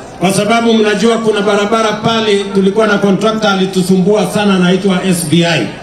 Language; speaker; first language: Swahili; non-native, local second language; Kalenjin